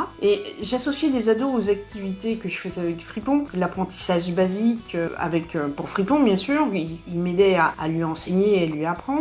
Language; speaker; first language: French; native; French